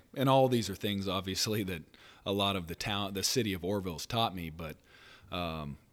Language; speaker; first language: English; native; English